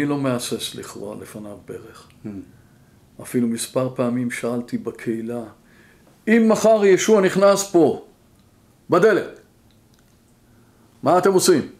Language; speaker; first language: Hebrew; non-native, fluent; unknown